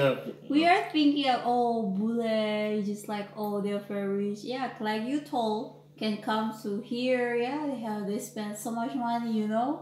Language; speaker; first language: English; non-native, learner; Indonesian